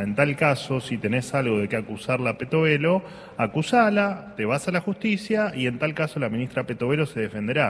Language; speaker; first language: Spanish; native; Spanish